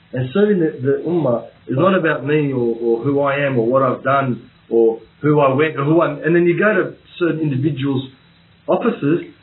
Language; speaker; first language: English; native; English